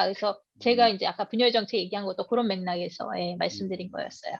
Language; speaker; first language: Korean; native; Korean